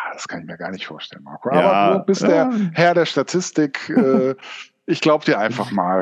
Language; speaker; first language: German; native; German